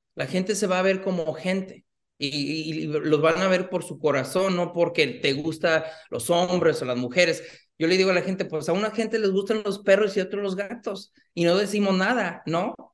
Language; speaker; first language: Spanish; early bilingual, heritage; Spanish